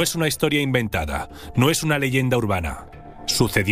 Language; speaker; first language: Spanish; native; Spanish